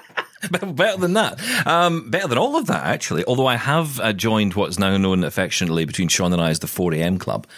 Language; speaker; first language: English; native; English